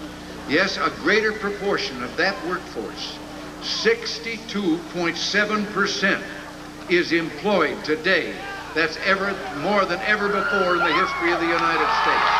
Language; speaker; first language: English; native; English